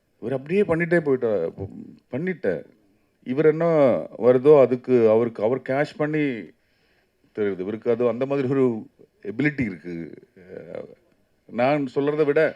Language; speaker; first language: Tamil; non-native, learner; Malayalam